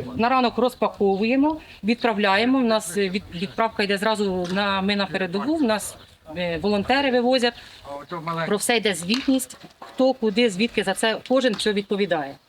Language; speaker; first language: Ukrainian; native; Ukrainian